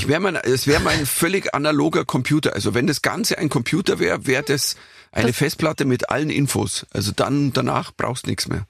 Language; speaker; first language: German; native; German